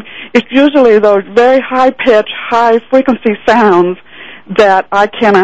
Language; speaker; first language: English; native; English